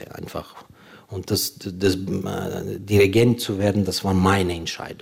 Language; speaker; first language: German; non-native, fluent; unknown